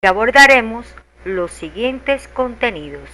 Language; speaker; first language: Spanish; native; Spanish